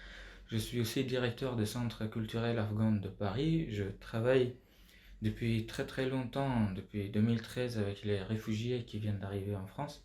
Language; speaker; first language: French; non-native, fluent; Persian